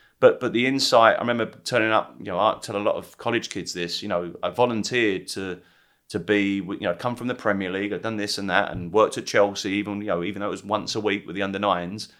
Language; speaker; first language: English; native; English